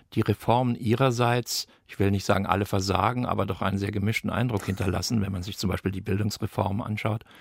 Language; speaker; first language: German; native; German